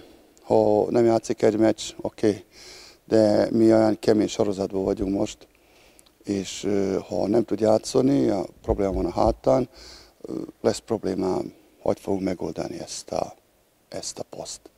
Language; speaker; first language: Hungarian; non-native, learner; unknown